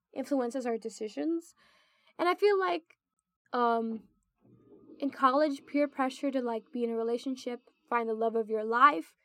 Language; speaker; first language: English; non-native, local second language; Filipino